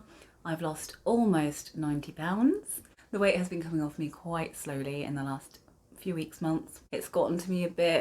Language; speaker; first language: English; native; English